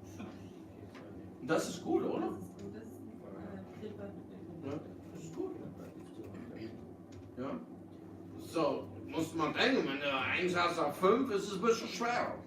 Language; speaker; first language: German; early bilingual, heritage; English